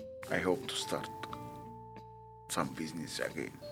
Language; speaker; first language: English; non-native, learner; Arabic